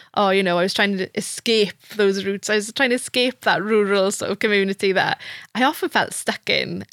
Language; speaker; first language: English; non-native, local second language; Welsh